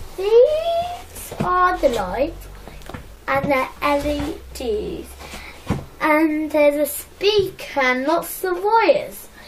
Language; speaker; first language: English; native; English